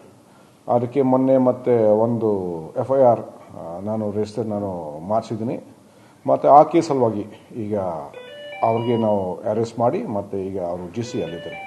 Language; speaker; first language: Kannada; non-native, fluent; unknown